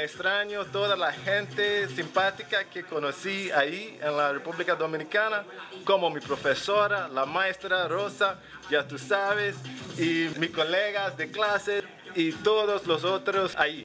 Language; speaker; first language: Spanish; non-native, learner; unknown